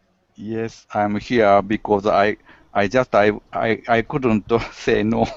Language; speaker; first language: English; non-native, learner; Japanese